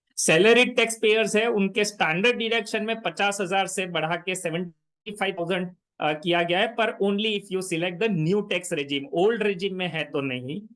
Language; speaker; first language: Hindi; non-native, local second language; Gujarati